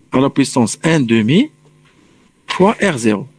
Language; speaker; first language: French; non-native, local second language; Arabic